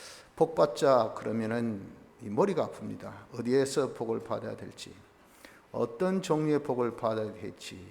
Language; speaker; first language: Korean; native; Korean